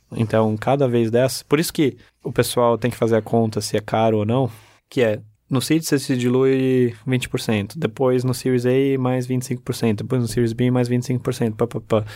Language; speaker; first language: Portuguese; early bilingual, other home language; German